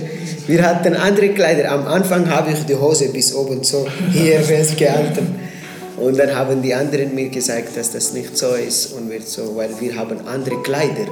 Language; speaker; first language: German; non-native, learner; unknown